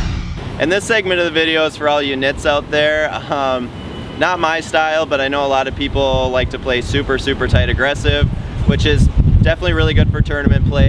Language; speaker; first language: English; native; English